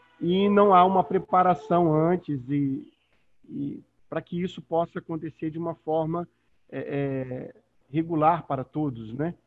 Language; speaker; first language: Portuguese; native; Portuguese